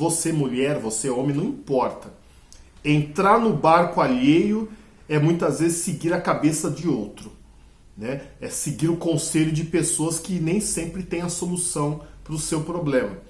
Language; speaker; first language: Portuguese; native; Portuguese